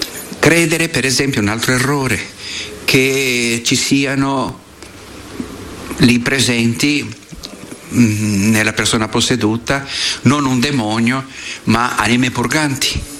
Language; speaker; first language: Italian; non-native, fluent; Portuguese